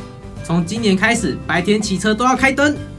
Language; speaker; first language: Chinese; native; Chinese